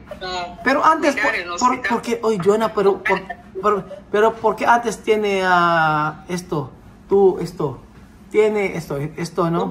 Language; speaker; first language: Spanish; non-native, learner; Filipino